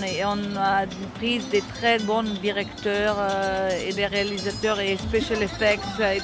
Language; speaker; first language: French; non-native, fluent; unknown